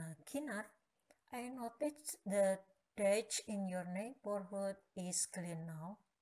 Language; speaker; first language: English; non-native, learner; Indonesian